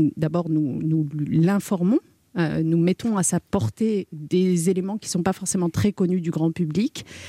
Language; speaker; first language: French; early bilingual, other home language; Arabic